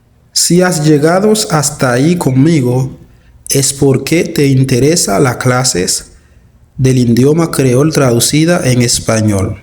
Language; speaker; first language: Spanish; non-native, fluent; Haitian Creole